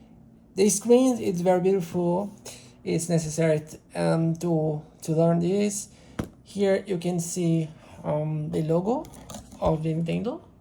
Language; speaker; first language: English; non-native, learner; Portuguese